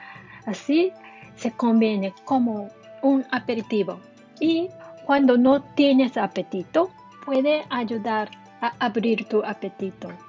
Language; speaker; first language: Spanish; non-native, learner; Japanese